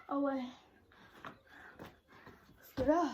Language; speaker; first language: French; native; French